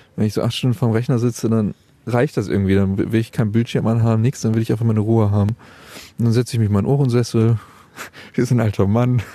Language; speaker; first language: German; native; German